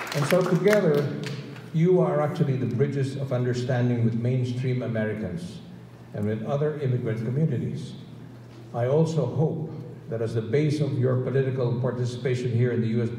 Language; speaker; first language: English; non-native, local second language; Filipino